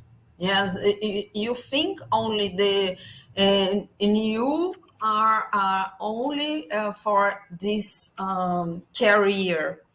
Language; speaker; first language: English; non-native, learner; Portuguese